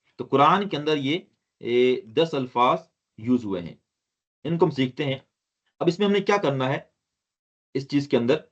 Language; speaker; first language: Urdu; non-native, local second language; Sindhi